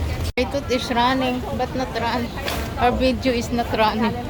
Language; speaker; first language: English; non-native, learner; Filipino